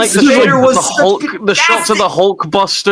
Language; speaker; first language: English; native; English